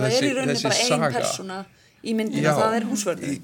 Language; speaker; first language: Icelandic; native; Icelandic